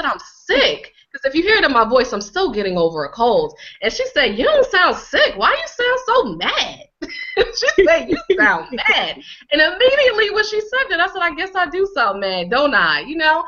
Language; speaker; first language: English; native; English